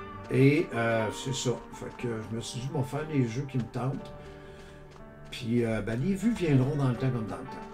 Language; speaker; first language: French; native; French